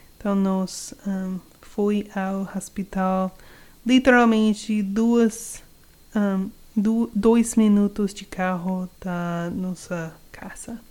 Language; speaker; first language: Portuguese; non-native, learner; English